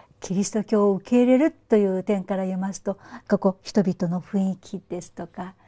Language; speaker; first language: Japanese; native; Japanese